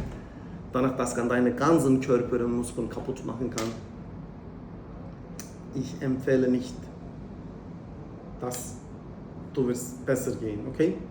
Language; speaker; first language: German; non-native, learner; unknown